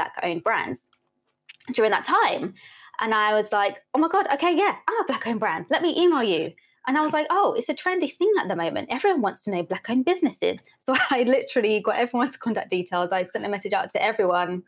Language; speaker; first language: English; native; English